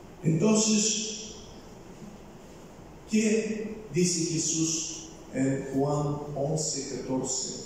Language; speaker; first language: Spanish; non-native, fluent; Bulgarian